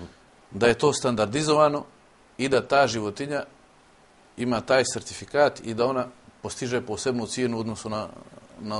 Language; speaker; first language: Serbian; native; Serbian